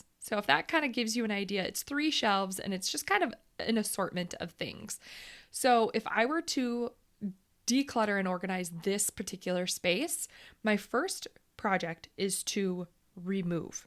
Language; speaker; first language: English; native; English